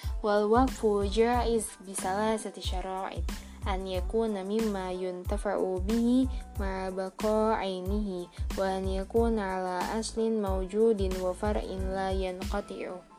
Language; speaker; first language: Arabic; non-native, fluent; Indonesian